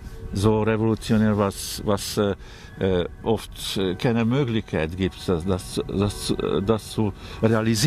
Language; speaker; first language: German; non-native, fluent; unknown